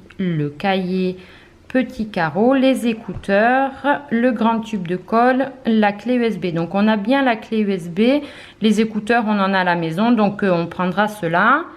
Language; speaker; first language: French; native; French